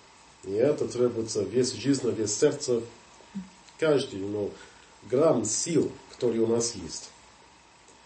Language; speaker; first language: Russian; non-native, fluent; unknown